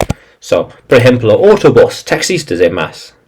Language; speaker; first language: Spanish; non-native, learner; English